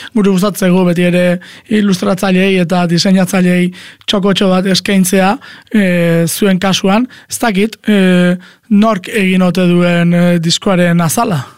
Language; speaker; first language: Basque; native; Basque